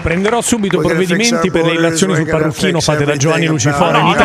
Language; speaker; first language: Italian; native; Italian